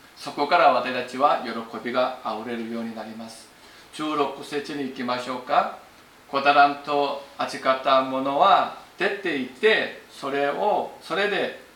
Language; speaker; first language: Japanese; non-native, fluent; Korean